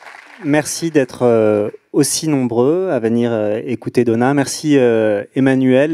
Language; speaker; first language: French; native; French